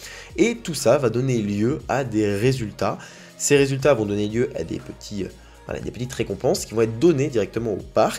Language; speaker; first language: French; native; French